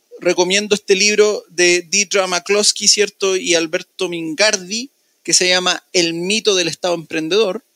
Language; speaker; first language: Spanish; native; Spanish